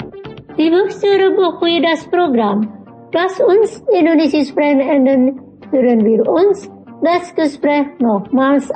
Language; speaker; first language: German; non-native, fluent; Indonesian